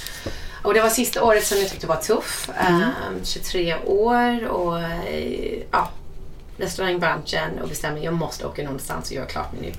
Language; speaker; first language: Swedish; non-native, fluent; English